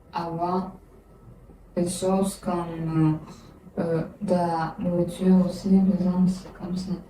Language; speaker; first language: French; non-native, learner; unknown